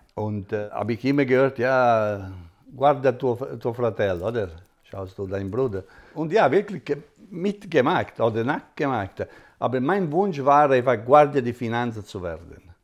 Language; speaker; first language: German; non-native, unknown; Italian